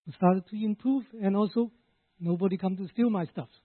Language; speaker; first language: English; non-native, local second language; Cantonese